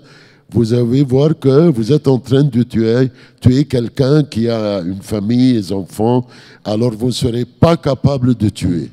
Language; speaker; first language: French; non-native, fluent; Arabic